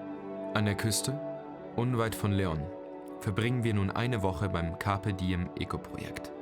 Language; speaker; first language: German; native; German